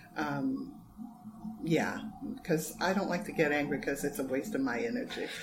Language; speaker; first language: English; native; English